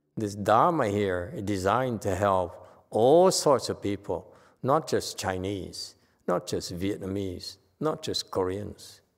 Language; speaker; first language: English; non-native, fluent; Vietnamese